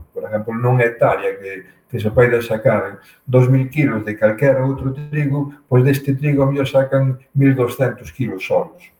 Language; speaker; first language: Galician; native; Galician